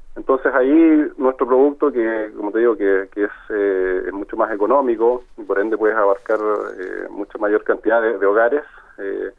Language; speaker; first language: Spanish; native; Spanish